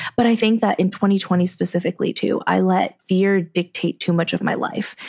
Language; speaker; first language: English; native; English